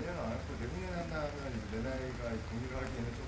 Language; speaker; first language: Korean; early bilingual, heritage; English